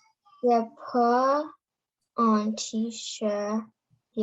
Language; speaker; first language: French; non-native, learner; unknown